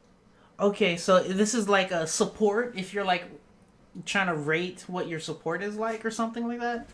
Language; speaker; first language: English; native; English